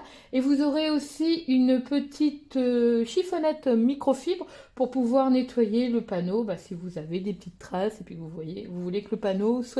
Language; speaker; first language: French; native; French